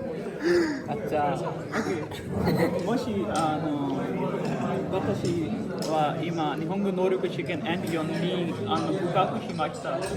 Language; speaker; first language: Japanese; non-native, learner; Urdu